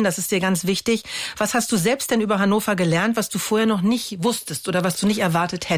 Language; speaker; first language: German; native; German